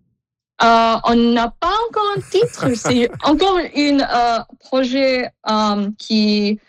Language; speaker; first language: French; non-native, fluent; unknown